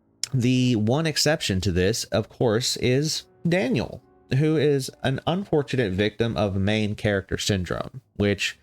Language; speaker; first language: English; native; English